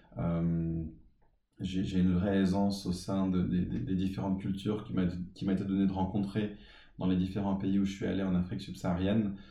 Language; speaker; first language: French; early bilingual, other home language; English